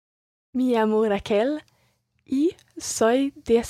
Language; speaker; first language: Spanish; non-native, learner; English